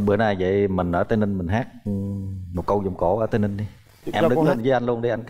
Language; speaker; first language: Vietnamese; native; Vietnamese